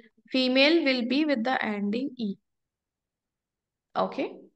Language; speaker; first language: English; non-native, local second language; Hindi